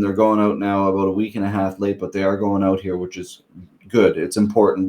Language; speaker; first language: English; native; English